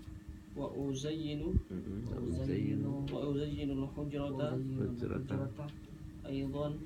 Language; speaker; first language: Arabic; non-native, learner; Indonesian